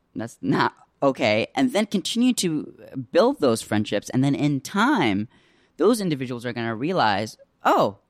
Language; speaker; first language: English; early bilingual, other home language; Arabic